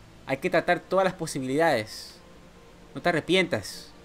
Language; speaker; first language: Spanish; native; Spanish